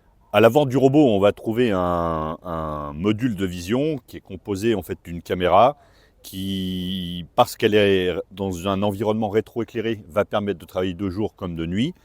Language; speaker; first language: French; native; French